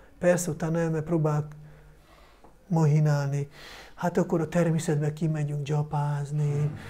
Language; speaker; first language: Hungarian; non-native, fluent; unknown